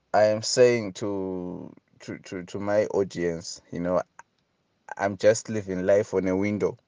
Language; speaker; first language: English; non-native, local second language; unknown